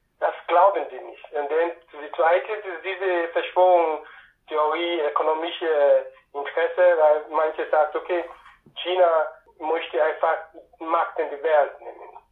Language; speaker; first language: German; non-native, learner; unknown